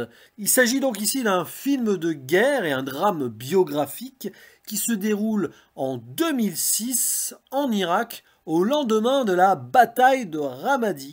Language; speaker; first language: French; native; French